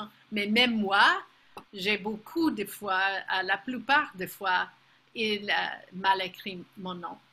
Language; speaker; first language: French; non-native, fluent; English